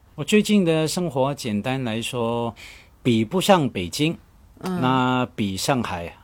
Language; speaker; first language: Chinese; non-native, local second language; Cantonese